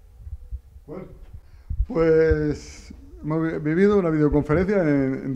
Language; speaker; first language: Spanish; native; Spanish